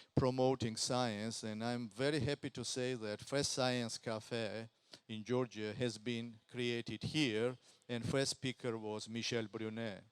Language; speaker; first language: English; non-native, fluent; Georgian